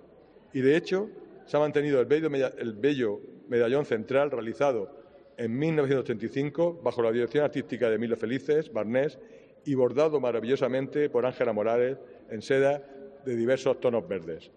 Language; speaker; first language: Spanish; native; Spanish